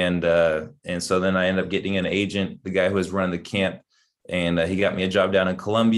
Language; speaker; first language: English; native; English